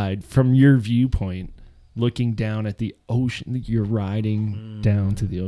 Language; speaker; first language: English; native; English